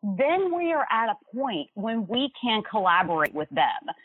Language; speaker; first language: English; native; English